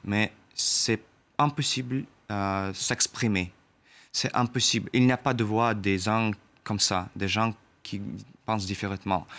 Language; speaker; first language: French; non-native, learner; Russian